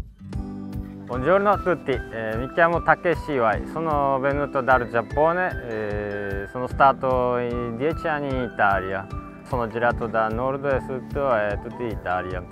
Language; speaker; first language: Italian; non-native, learner; Japanese